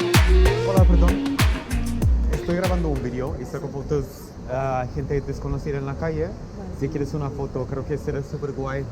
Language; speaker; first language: Spanish; non-native, learner; English